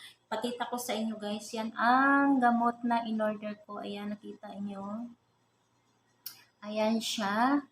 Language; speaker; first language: Filipino; native; Filipino